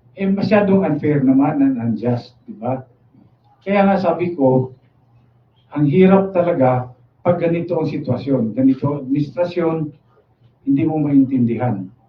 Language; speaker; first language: Filipino; non-native, local second language; Cebuano